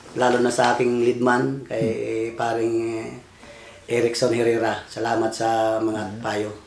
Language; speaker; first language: Filipino; non-native, local second language; Waray